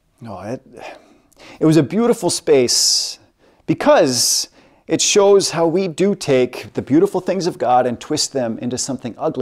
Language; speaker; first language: English; native; English